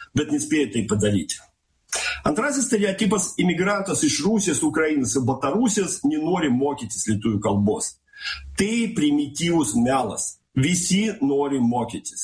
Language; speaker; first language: Lithuanian; non-native, local second language; Russian